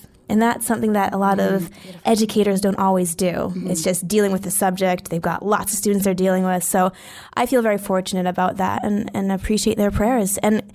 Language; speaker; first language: English; native; English